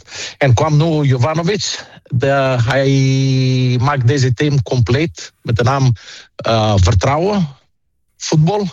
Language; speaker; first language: Dutch; non-native, fluent; Greek